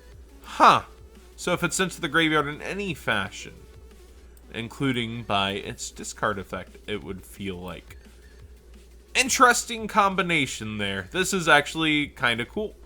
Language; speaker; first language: English; native; English